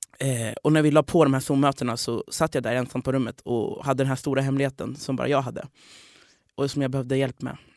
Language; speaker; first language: Swedish; non-native, fluent; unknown